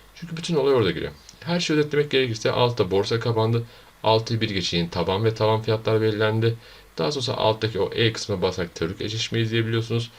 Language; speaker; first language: Turkish; native; Turkish